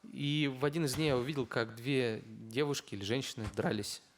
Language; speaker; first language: Russian; native; Russian